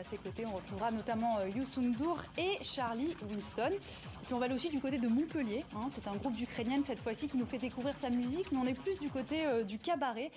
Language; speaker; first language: French; native; French